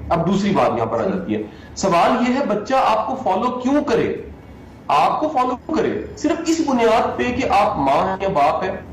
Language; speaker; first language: Urdu; non-native, local second language; Punjabi